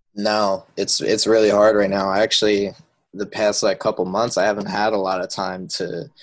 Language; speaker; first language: English; native; English